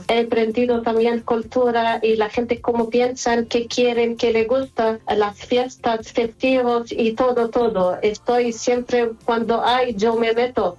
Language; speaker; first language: Spanish; non-native, fluent; Arabic